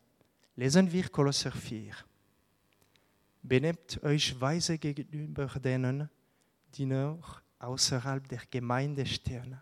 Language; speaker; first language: German; non-native, local second language; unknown